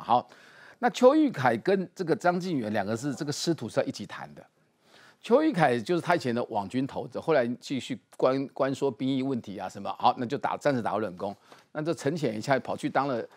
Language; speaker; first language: Chinese; native; Chinese